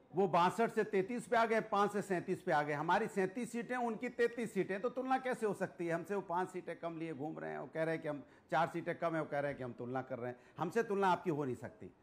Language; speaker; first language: Hindi; native; Hindi